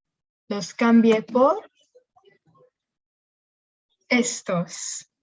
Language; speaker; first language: Spanish; non-native, fluent; English